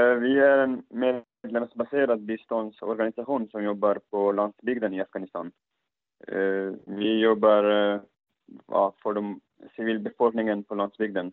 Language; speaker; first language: Swedish; non-native, fluent; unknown